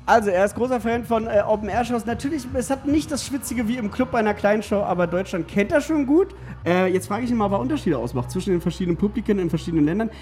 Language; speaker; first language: German; native; German